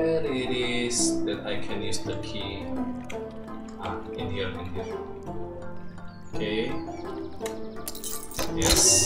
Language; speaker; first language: English; non-native, learner; Indonesian